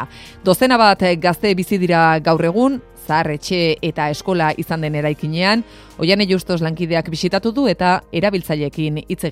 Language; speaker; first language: Basque; native; Basque